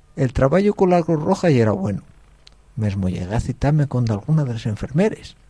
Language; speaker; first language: Spanish; native; Spanish